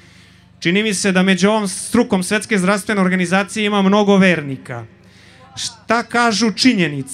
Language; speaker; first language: Serbian; native; Serbian